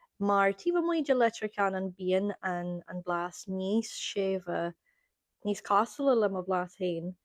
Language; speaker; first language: Irish; non-native, local second language; English